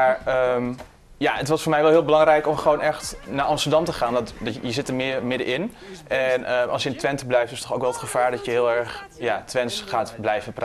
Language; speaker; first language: Dutch; native; Dutch